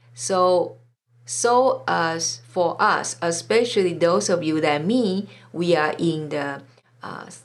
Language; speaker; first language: English; non-native, fluent; Chinese